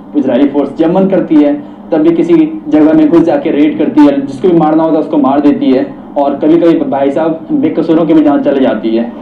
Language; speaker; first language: Hindi; native; Hindi